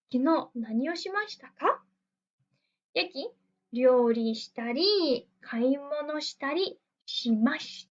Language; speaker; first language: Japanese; non-native, fluent; Portuguese